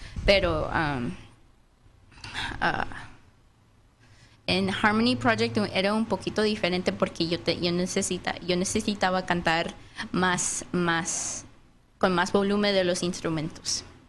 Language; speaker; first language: Spanish; non-native, learner; English